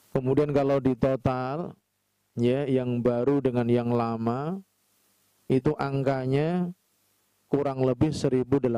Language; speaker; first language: Indonesian; native; Indonesian